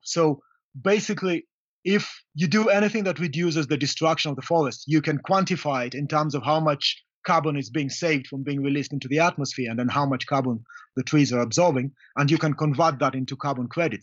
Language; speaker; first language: English; non-native, local second language; Luyia